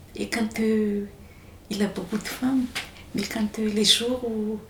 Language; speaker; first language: French; non-native, local second language; Malagasy